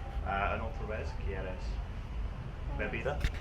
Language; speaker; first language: Spanish; non-native, learner; English